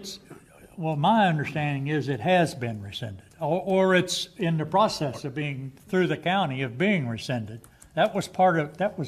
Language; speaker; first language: English; native; English